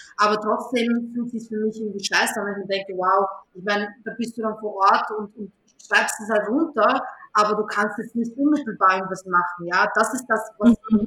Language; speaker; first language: German; early bilingual, other home language; Serbian